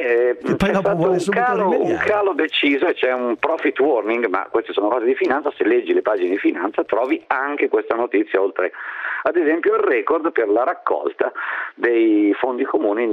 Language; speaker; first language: Italian; native; Italian